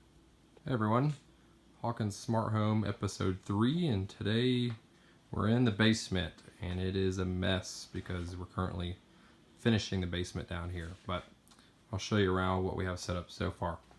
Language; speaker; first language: English; native; English